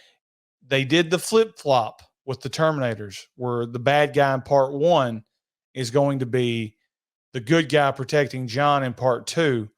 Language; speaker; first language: English; native; English